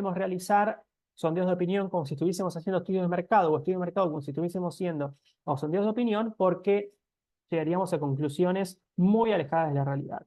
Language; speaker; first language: Spanish; native; Spanish